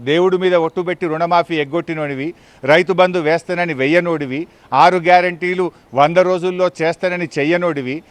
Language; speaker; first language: Telugu; native; Telugu